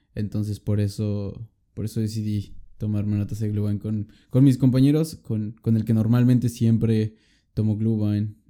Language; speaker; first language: Spanish; native; Spanish